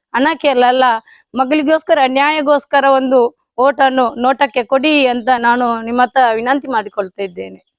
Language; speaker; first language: Kannada; native; Kannada